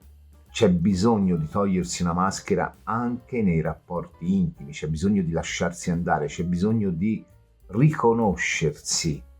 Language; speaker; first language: Italian; native; Italian